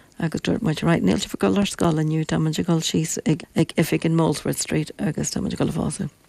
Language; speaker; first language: Irish; non-native, local second language; English